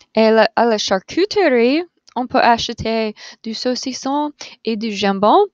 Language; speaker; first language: French; non-native, fluent; English